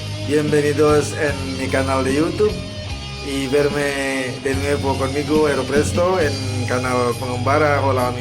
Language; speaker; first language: Spanish; non-native, learner; Indonesian